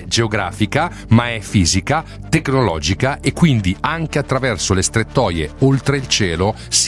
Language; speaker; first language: Italian; native; Italian